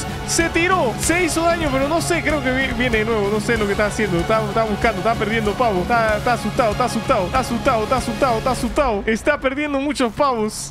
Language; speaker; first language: Spanish; native; Spanish